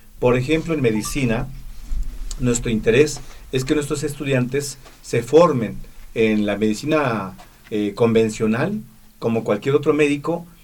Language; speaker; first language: Spanish; non-native, local second language; Tzeltal